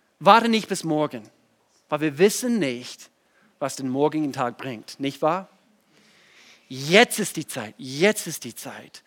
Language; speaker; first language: German; non-native, fluent; English